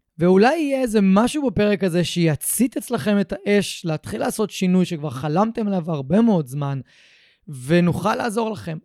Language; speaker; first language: Hebrew; native; Hebrew